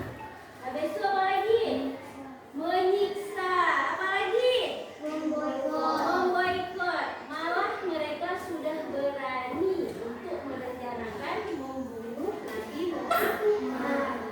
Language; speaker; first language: Indonesian; native; Indonesian